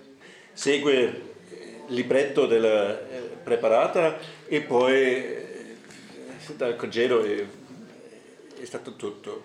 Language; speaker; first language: Italian; non-native, fluent; German